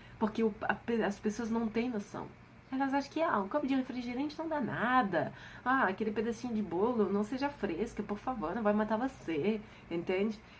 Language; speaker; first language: Portuguese; non-native, fluent; French